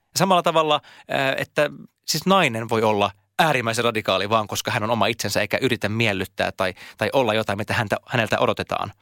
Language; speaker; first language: Finnish; non-native, local second language; Swedish